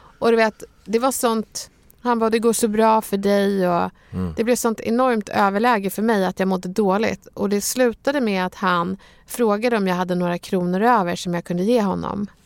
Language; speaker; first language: Swedish; early bilingual, other home language; Bangla